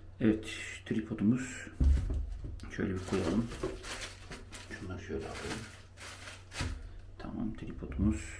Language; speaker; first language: Turkish; native; Turkish